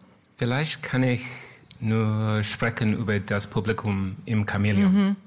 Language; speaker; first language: German; non-native, fluent; English